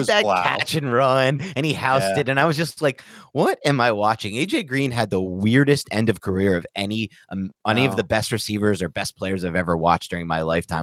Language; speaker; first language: English; native; English